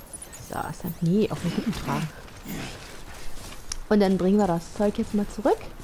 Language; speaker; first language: German; native; German